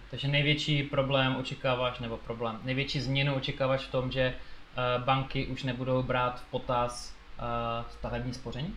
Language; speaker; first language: Czech; native; Czech